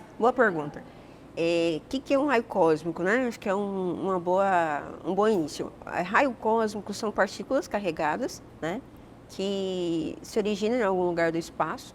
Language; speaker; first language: Portuguese; native; Portuguese